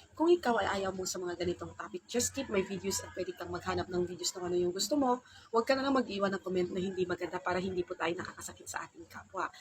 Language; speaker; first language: Filipino; non-native, local second language; Hiligaynon